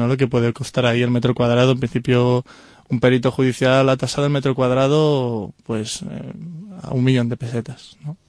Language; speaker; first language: Spanish; native; Spanish